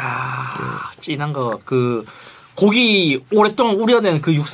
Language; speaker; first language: Korean; native; Korean